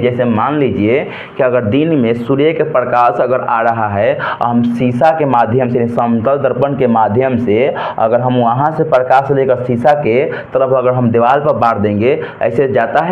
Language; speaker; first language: Hindi; native; Hindi